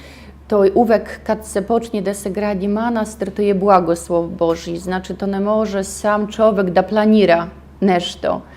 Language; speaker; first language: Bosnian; non-native, fluent; Russian